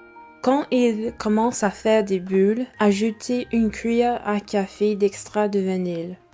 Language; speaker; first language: French; non-native, fluent; English